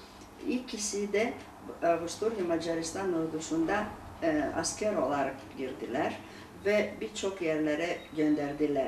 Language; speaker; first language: Turkish; non-native, local second language; Greek